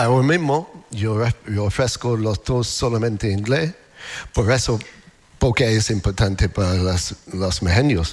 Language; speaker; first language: Spanish; non-native, learner; English